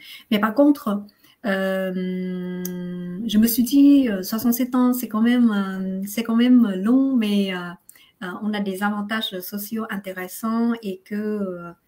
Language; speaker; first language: French; non-native, fluent; Vietnamese